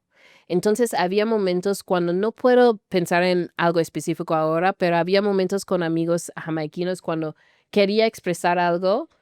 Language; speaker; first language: Spanish; non-native, fluent; English